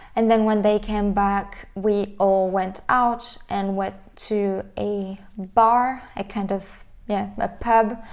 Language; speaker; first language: English; non-native, fluent; French